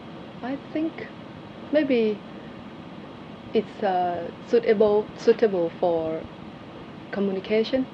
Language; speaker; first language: English; non-native, learner; Thai